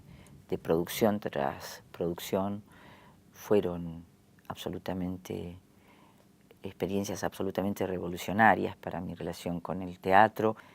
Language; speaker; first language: Spanish; native; Spanish